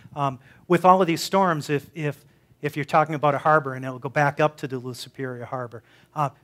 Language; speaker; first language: English; native; English